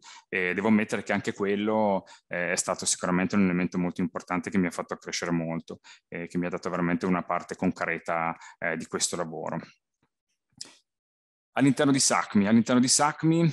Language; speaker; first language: Italian; native; Italian